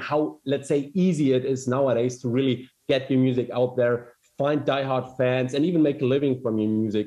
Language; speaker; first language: English; non-native, fluent; German